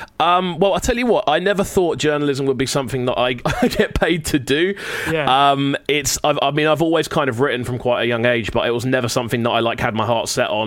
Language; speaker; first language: English; native; English